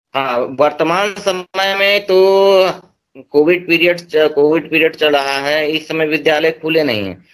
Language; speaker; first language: Hindi; native; Hindi